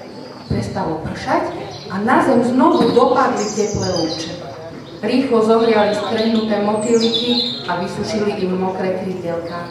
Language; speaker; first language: Slovak; native; Slovak